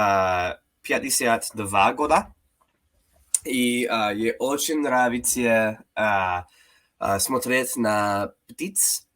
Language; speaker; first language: Russian; non-native, learner; English